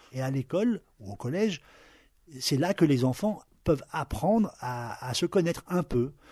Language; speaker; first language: French; native; French